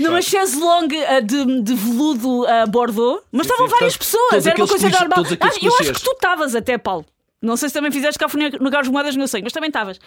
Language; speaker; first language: Portuguese; native; Portuguese